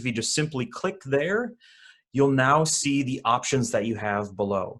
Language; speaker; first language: English; native; English